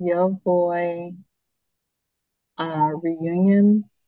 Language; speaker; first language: Spanish; non-native, learner; English